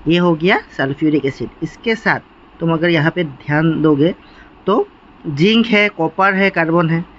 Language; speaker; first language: Hindi; non-native, local second language; Assamese